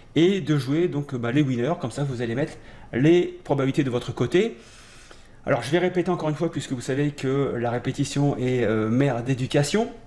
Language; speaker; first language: French; native; French